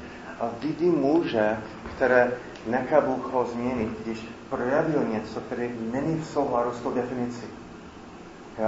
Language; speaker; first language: Czech; non-native, fluent; English